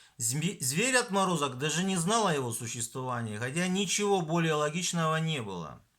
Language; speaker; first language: Russian; non-native, local second language; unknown